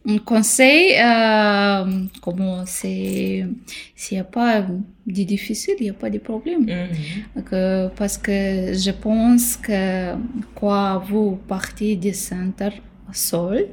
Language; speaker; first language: French; non-native, learner; Romanian